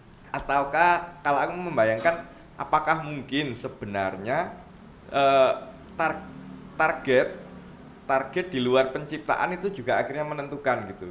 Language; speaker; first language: Indonesian; non-native, local second language; Javanese